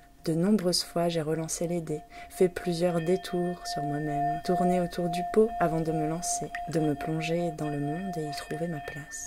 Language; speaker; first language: French; native; French